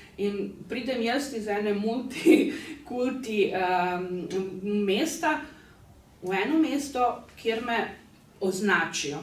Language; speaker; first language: Slovenian; early bilingual, other home language; Bosnian